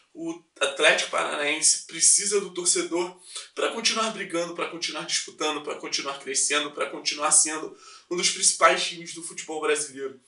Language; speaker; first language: Portuguese; native; Portuguese